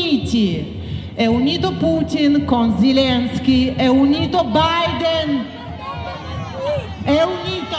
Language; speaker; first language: Italian; non-native, fluent; Russian